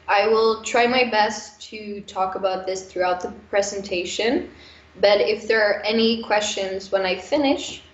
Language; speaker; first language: English; non-native, fluent; Norwegian